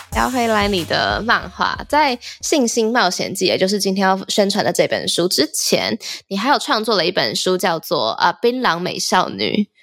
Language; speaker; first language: Chinese; native; Chinese